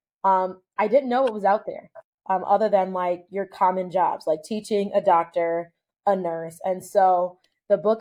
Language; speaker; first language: English; native; English